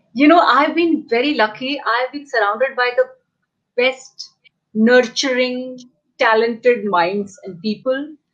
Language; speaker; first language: English; non-native, local second language; Hindi